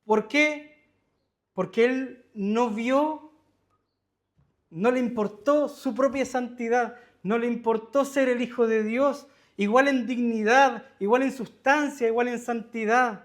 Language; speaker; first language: Spanish; native; Spanish